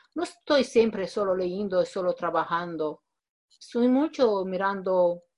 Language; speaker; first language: Spanish; non-native, fluent; Romanian